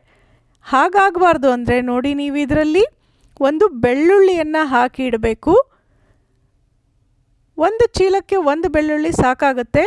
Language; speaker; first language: Kannada; native; Kannada